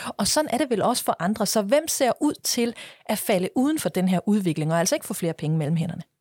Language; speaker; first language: Danish; native; Danish